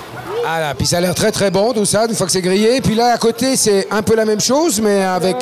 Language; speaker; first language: French; native; French